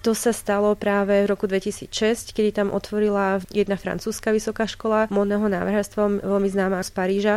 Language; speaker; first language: Slovak; native; Slovak